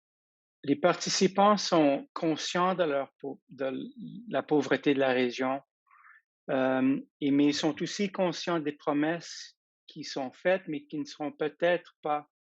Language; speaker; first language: French; non-native, fluent; English